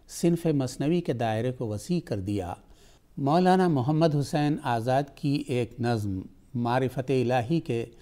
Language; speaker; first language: Urdu; native; Urdu